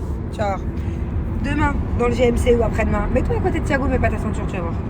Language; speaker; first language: French; native; French